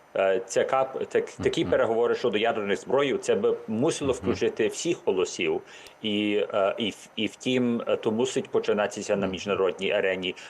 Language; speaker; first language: Ukrainian; early bilingual, heritage; Ukrainian